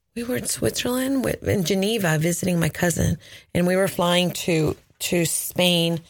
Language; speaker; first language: English; non-native, fluent; Spanish